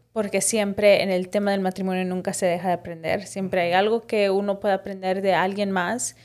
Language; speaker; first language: Spanish; early bilingual, heritage; Spanish